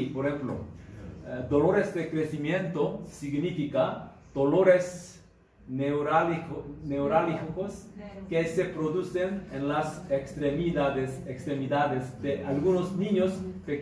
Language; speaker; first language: Spanish; non-native, fluent; Korean